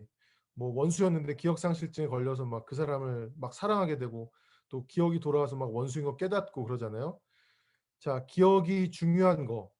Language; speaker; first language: Korean; native; Korean